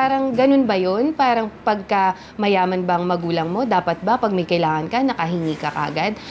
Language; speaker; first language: Filipino; native; Filipino